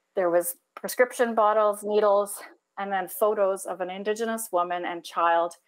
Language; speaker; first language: English; native; English